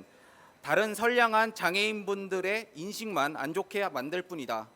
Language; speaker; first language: Korean; native; Korean